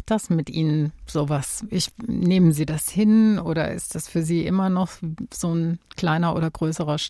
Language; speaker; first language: German; native; German